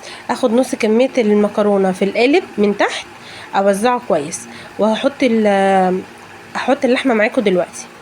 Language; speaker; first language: Arabic; native; Arabic